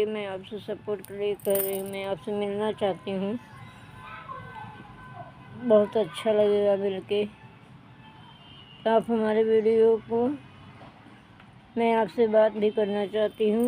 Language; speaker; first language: Hindi; non-native, local second language; Bhojpuri